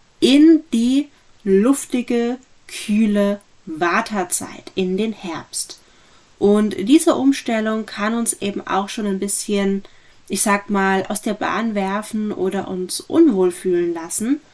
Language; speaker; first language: German; native; German